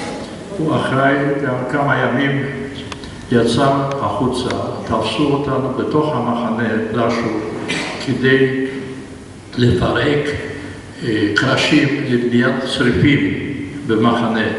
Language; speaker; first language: Hebrew; non-native, fluent; Polish